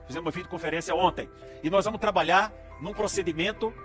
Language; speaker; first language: Portuguese; native; Portuguese